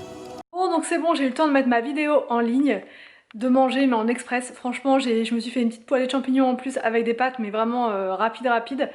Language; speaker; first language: French; native; French